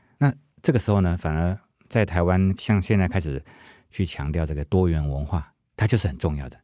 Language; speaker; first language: Chinese; non-native, local second language; Hakka Chinese